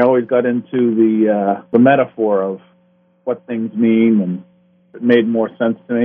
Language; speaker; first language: English; native; English